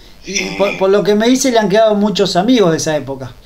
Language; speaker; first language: Spanish; native; Spanish